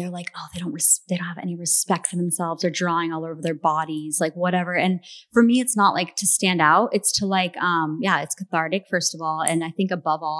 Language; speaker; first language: English; native; English